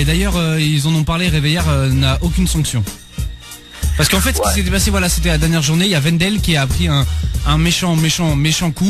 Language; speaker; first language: French; native; French